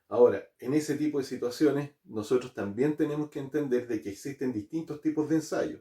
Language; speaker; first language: Spanish; native; Spanish